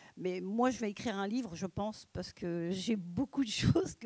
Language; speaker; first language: French; native; French